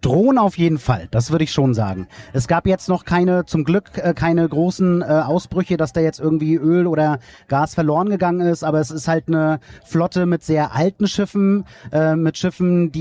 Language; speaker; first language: German; native; German